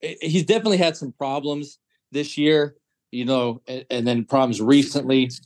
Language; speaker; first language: English; native; English